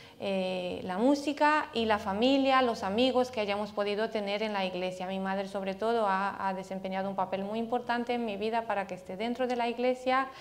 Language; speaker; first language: Spanish; non-native, fluent; Romanian